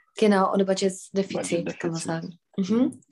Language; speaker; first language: German; non-native, fluent; Czech